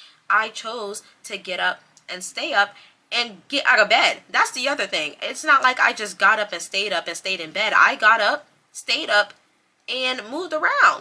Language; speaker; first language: English; native; English